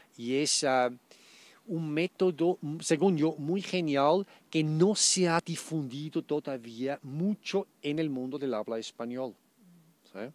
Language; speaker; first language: Spanish; non-native, fluent; German